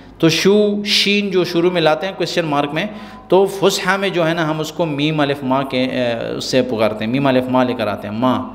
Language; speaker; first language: Urdu; non-native, local second language; Pashto